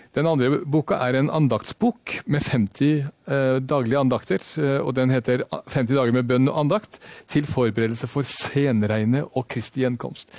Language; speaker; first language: Norwegian; native; Norwegian